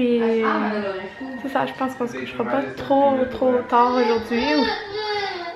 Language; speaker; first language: French; native; French